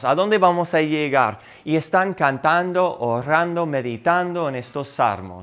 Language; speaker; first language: Spanish; non-native, fluent; English